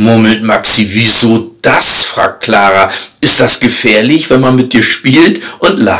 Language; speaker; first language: German; native; German